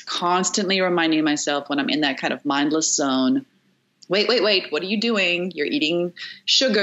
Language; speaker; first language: English; native; English